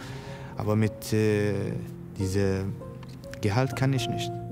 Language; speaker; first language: German; non-native, learner; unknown